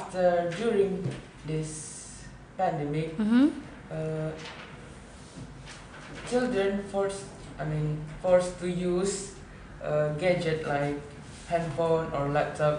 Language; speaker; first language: English; non-native, learner; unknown